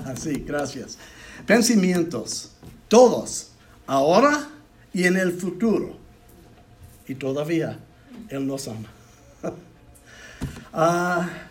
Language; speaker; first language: Spanish; non-native, learner; English